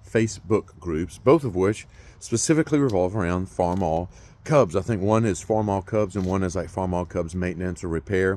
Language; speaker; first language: English; native; English